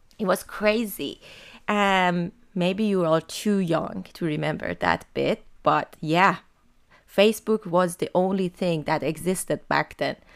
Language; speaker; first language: English; non-native, fluent; Persian